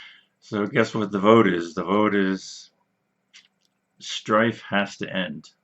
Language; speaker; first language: English; native; English